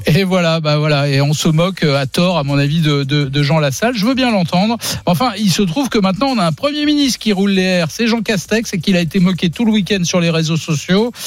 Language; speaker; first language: French; native; French